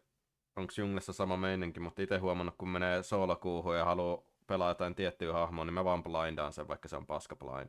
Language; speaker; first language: Finnish; native; Finnish